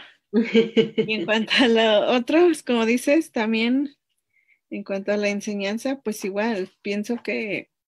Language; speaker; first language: Spanish; non-native, local second language; Nahuatl languages